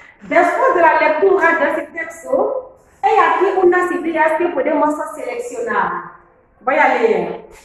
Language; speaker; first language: Spanish; non-native, fluent; French